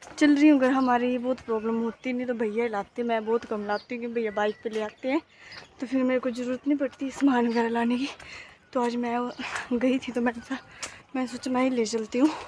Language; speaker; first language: Hindi; native; Hindi